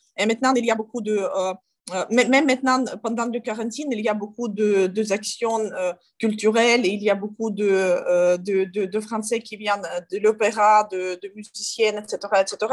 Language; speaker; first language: French; non-native, learner; Ukrainian